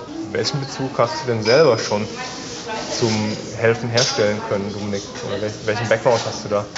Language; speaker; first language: German; native; German